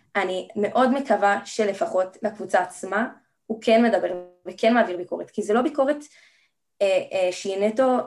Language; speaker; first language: Hebrew; native; Hebrew